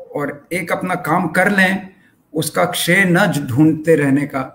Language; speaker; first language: Hindi; native; Hindi